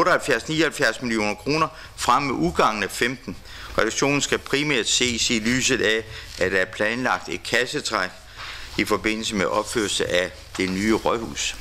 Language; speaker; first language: Danish; native; Danish